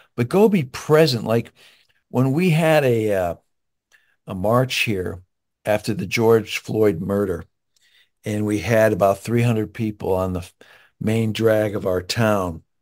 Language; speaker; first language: English; native; English